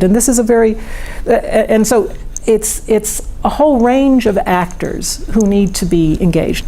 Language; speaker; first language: English; native; English